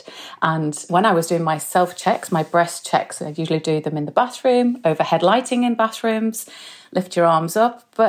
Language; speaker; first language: English; native; English